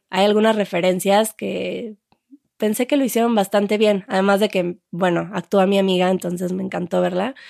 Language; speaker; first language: Spanish; native; Spanish